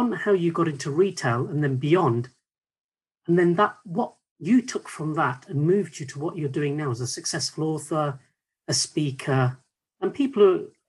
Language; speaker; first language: English; native; English